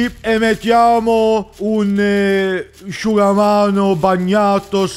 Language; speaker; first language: Italian; non-native, learner; English